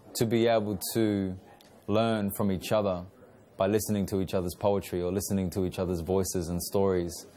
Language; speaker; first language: English; native; English